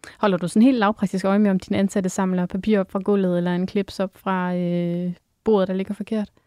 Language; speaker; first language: Danish; native; Danish